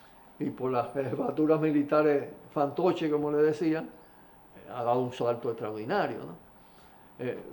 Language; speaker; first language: Spanish; native; Spanish